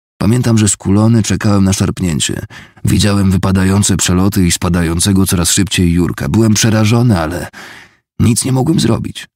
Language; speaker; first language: Polish; native; Polish